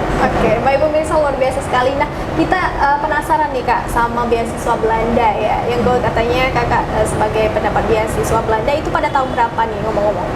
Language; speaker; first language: Indonesian; native; Indonesian